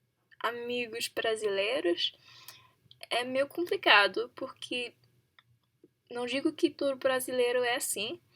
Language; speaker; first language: Portuguese; non-native, learner; English